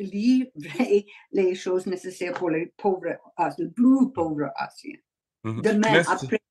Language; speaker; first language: French; non-native, learner; English